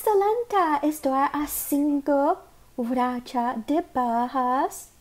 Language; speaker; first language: Spanish; non-native, learner; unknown